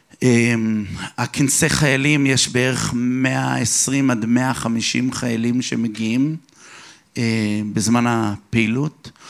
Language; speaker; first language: Hebrew; early bilingual, other home language; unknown